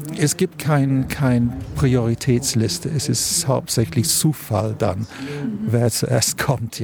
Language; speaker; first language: German; non-native, fluent; English